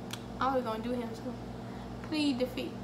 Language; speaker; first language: English; native; English